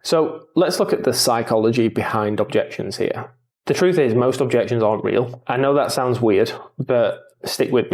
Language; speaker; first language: English; native; English